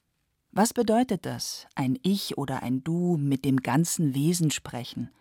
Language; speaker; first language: German; native; German